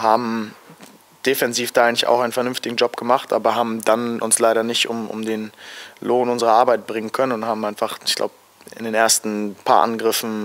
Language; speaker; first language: German; native; German